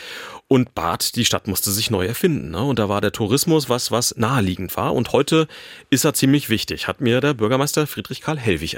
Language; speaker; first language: German; native; German